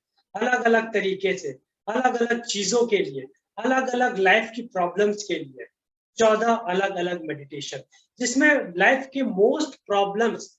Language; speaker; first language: Hindi; native; Hindi